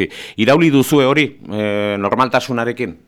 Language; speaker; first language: Basque; native; Basque